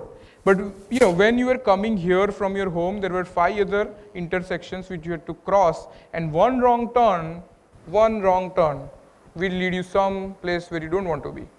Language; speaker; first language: English; non-native, local second language; Gujarati